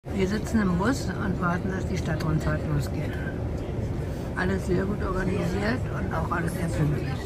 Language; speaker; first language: German; native; German